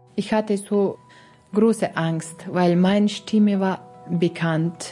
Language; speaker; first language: German; non-native, learner; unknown